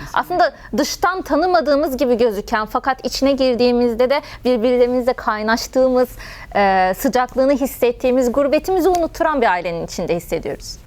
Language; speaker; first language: Turkish; non-native, fluent; Arabic